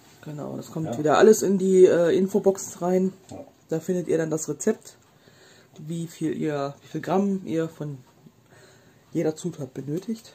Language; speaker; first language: German; native; German